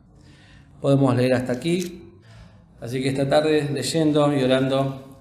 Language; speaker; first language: Spanish; native; Spanish